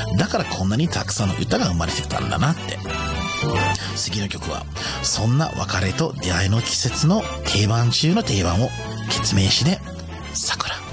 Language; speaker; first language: Japanese; non-native, fluent; English